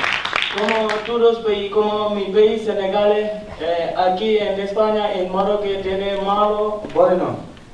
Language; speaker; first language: Spanish; non-native, learner; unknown